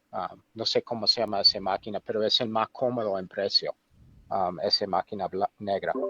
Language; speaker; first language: Spanish; non-native, fluent; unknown